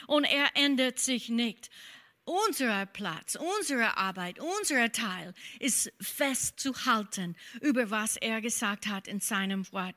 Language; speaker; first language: German; non-native, fluent; English